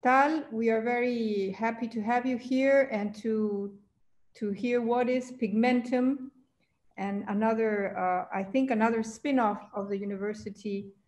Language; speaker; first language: English; non-native, fluent; Spanish